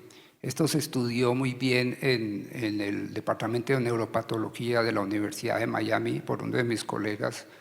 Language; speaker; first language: Spanish; native; Spanish